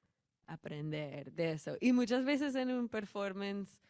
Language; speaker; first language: Spanish; non-native, fluent; English